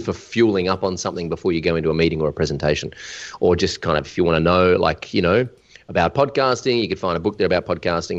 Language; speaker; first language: English; native; English